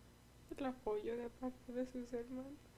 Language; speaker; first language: Spanish; native; Spanish